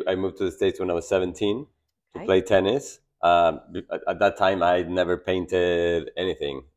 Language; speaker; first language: English; non-native, fluent; Spanish